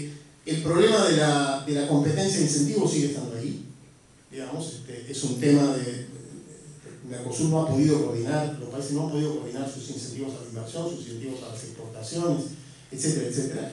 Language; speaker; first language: Spanish; native; Spanish